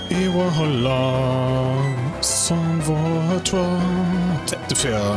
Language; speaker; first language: French; non-native, learner; German